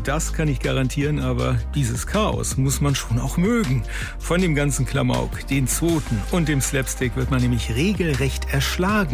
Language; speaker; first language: German; native; German